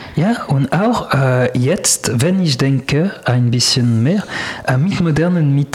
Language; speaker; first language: German; non-native, learner; French